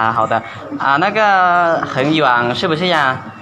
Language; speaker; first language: Chinese; non-native, fluent; Lao